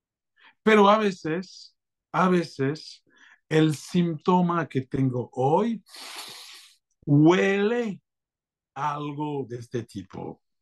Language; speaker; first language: Spanish; non-native, fluent; French